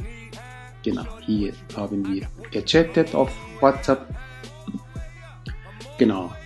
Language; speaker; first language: German; non-native, learner; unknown